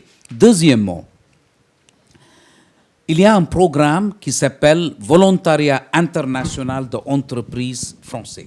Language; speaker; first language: French; non-native, fluent; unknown